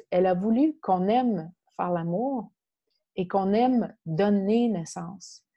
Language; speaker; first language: French; native; French